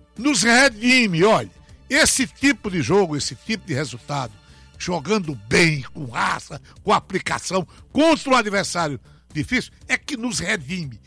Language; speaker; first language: Portuguese; native; Portuguese